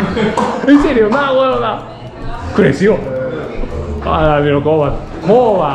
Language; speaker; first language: Spanish; non-native, learner; Japanese